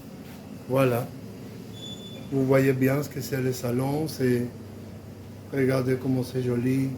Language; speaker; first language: French; non-native, fluent; Spanish